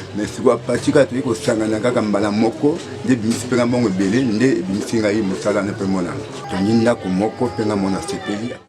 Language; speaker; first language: Lingala; native; Lingala